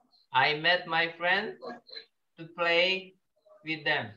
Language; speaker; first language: English; non-native, learner; Korean